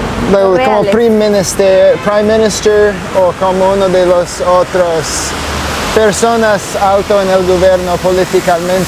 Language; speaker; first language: Spanish; non-native, learner; English